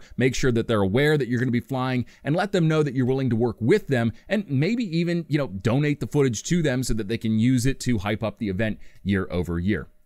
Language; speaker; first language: English; native; English